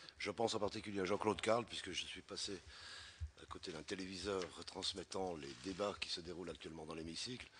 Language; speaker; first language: French; native; French